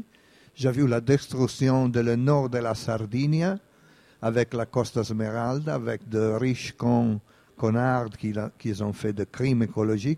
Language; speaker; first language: French; non-native, fluent; Italian